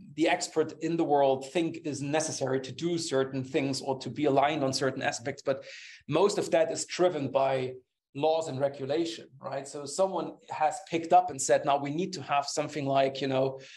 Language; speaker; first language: English; non-native, fluent; German